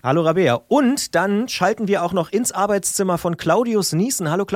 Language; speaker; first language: German; native; German